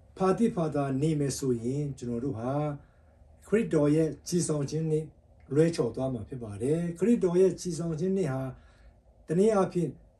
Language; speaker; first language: Burmese; non-native, local second language; Hakha Chin